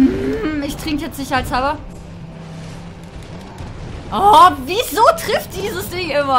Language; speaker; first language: German; native; German